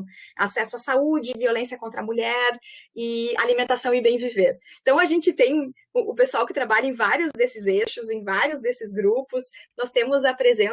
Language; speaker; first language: Portuguese; native; Portuguese